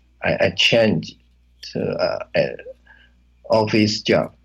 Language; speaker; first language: English; non-native, learner; Chinese